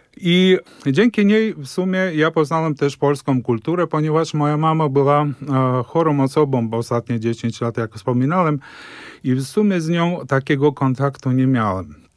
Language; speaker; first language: Polish; early bilingual, heritage; Polish